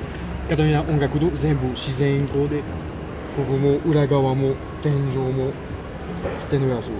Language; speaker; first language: Japanese; non-native, fluent; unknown